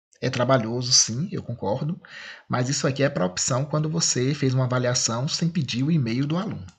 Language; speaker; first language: Portuguese; native; Portuguese